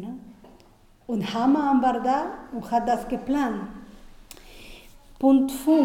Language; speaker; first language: German; non-native, fluent; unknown